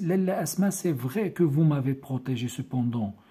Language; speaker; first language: French; non-native, local second language; Arabic